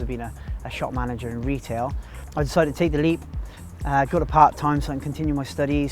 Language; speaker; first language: English; native; English